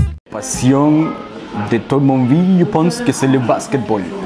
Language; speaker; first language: French; non-native, learner; Spanish